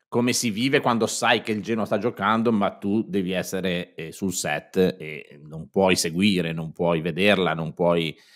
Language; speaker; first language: Italian; native; Italian